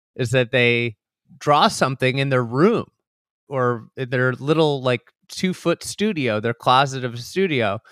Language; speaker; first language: English; native; English